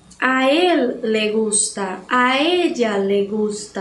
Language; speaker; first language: Spanish; non-native, fluent; Portuguese